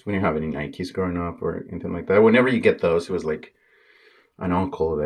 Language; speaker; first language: English; non-native, fluent; Spanish